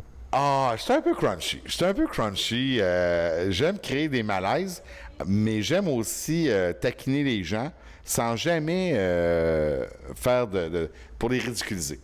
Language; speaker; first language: French; native; French